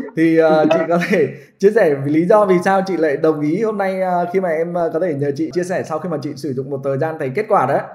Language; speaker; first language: Vietnamese; native; Vietnamese